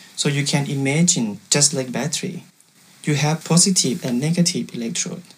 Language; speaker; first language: English; non-native, fluent; Thai